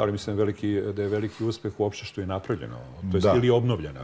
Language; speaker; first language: Serbian; native; Serbian